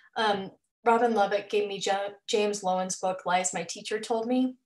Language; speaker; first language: English; native; English